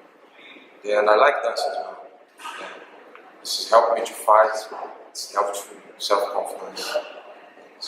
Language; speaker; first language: English; non-native, learner; Portuguese